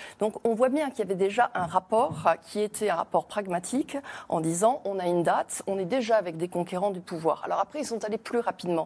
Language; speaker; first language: French; native; French